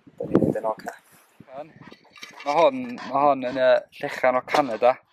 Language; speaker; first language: Welsh; native; Welsh